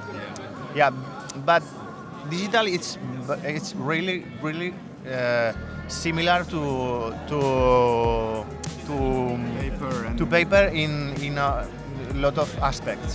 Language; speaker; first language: English; non-native, learner; Spanish